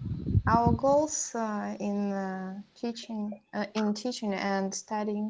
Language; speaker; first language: English; non-native, learner; Russian